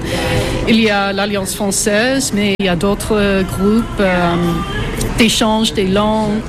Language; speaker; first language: French; non-native, fluent; English